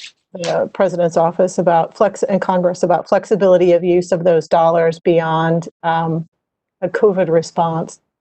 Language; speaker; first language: English; native; English